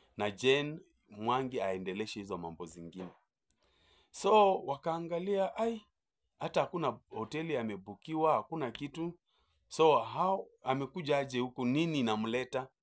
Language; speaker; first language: Swahili; native; Swahili